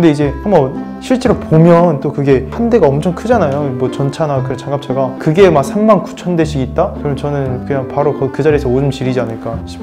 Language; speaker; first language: Korean; native; Korean